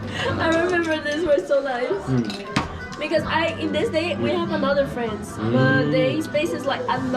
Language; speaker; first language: English; non-native, learner; Portuguese